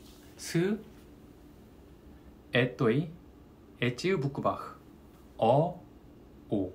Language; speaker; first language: Russian; non-native, learner; Korean